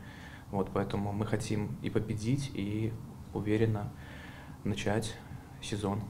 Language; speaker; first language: Russian; native; Russian